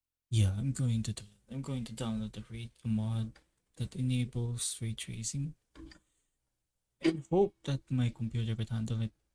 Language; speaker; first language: English; non-native, local second language; Filipino